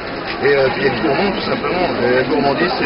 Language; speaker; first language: French; native; French